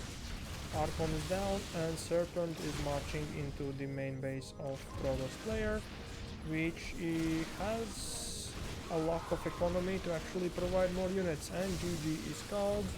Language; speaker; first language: English; non-native, fluent; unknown